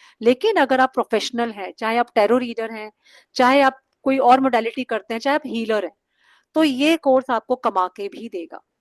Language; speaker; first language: Hindi; native; Hindi